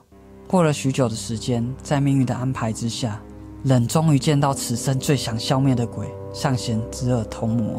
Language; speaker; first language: Chinese; native; Chinese